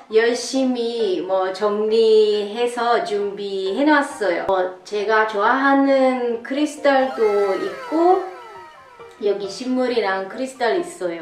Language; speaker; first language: Korean; non-native, learner; Italian